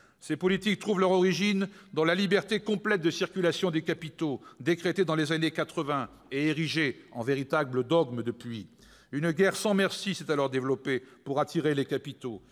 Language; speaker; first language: French; native; French